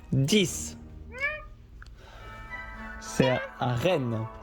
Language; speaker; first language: French; native; French